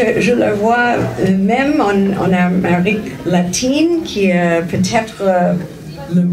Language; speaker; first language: French; non-native, fluent; English